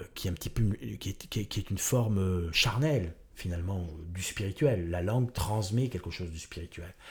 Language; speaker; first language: French; native; French